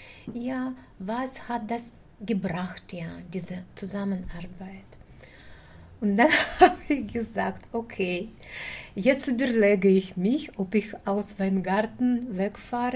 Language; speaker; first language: German; non-native, learner; Russian